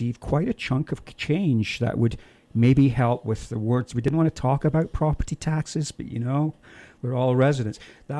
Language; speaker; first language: English; native; English